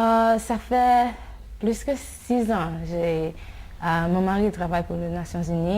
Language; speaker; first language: French; non-native, fluent; English